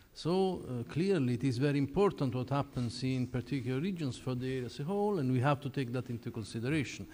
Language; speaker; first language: English; non-native, fluent; Italian